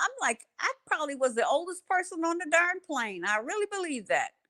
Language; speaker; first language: English; native; English